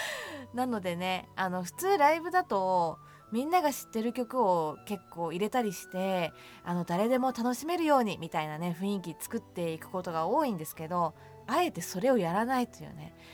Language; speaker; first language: Japanese; native; Japanese